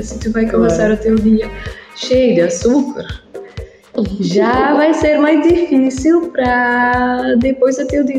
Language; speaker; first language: Portuguese; non-native, learner; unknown